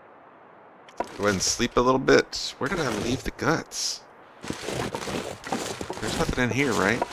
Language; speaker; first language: English; native; English